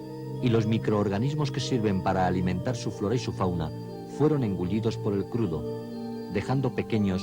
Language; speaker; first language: Spanish; native; Spanish